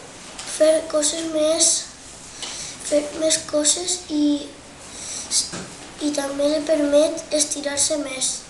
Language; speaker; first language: Catalan; non-native, local second language; Spanish